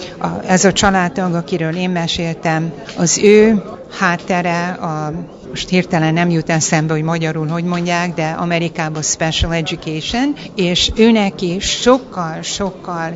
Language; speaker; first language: Hungarian; early bilingual, heritage; Hungarian